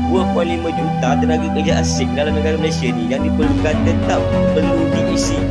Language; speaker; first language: Malay; native; Malay